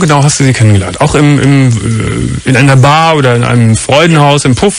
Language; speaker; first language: German; native; German